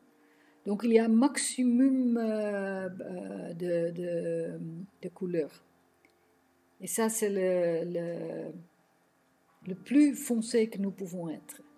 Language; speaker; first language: French; non-native, fluent; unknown